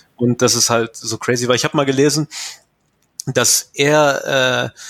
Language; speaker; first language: German; native; German